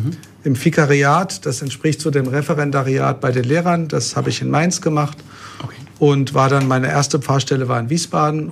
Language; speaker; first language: German; native; German